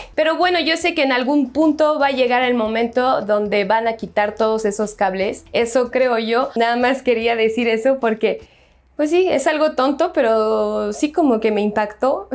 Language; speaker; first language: Spanish; non-native, fluent; French